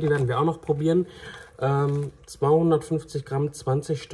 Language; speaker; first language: German; native; German